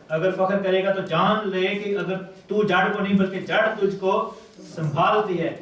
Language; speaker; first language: Urdu; non-native, local second language; Pashto